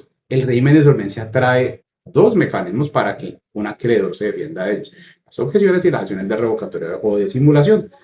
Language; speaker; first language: Spanish; native; Spanish